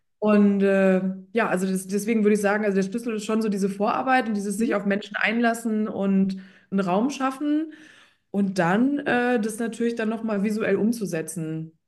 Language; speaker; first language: German; early bilingual, other home language; Polish